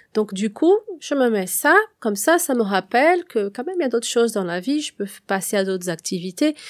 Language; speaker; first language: French; non-native, fluent; Portuguese